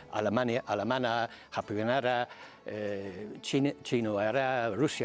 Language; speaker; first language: Basque; non-native, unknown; English